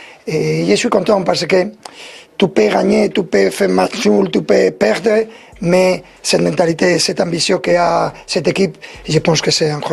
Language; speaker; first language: French; non-native, learner; Spanish